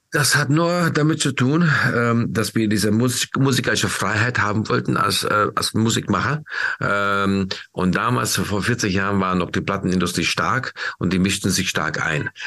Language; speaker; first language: German; non-native, fluent; Hungarian